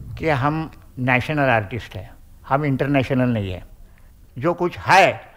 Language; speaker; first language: Hindi; non-native, local second language; Marathi